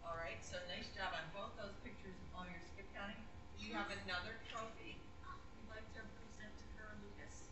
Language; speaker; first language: English; native; English